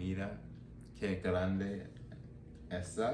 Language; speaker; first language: Spanish; non-native, learner; English